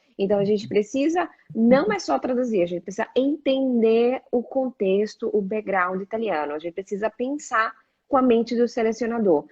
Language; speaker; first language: Portuguese; native; Portuguese